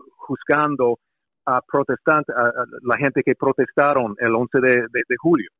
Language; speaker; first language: Spanish; non-native, fluent; English